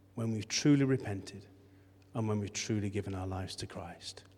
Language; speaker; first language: English; native; English